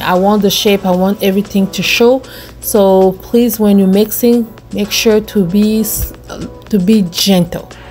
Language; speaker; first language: English; non-native, fluent; Lingala